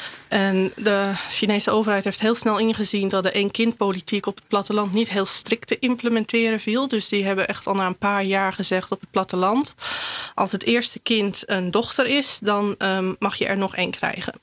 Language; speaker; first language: Dutch; native; Dutch